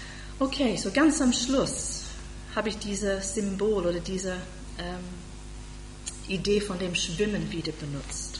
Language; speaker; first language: German; non-native, fluent; English